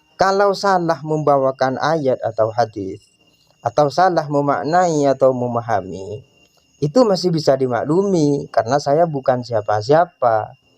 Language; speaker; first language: Indonesian; non-native, local second language; Madurese